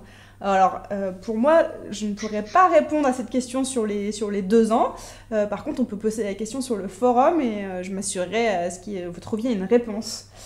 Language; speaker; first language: French; native; French